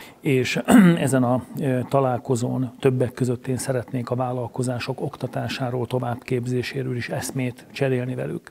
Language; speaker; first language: Hungarian; native; Hungarian